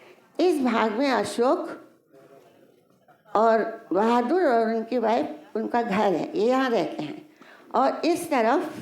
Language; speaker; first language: Hindi; native; Hindi